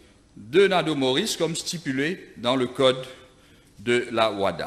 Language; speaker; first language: French; non-native, local second language; Morisyen